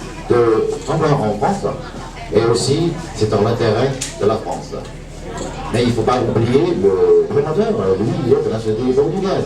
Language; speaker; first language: French; non-native, fluent; Chinese